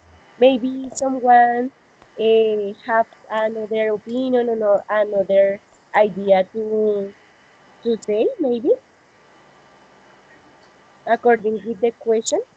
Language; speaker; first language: English; non-native, learner; Spanish